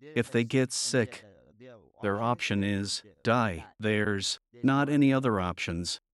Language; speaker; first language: English; non-native, fluent; Burmese